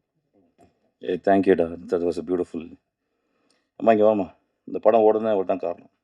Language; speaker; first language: Tamil; native; Tamil